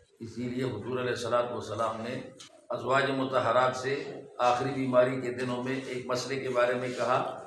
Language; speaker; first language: Urdu; non-native, local second language; Pashto